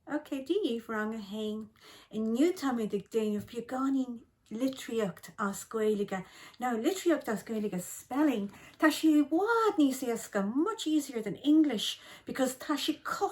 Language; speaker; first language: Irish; non-native, local second language; English